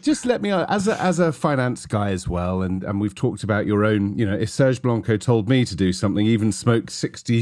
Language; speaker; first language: English; native; English